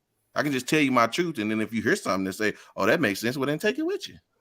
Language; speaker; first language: English; native; English